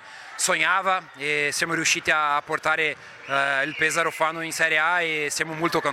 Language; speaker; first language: Italian; non-native, fluent; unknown